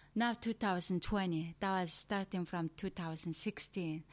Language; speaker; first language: English; non-native, learner; Mongolian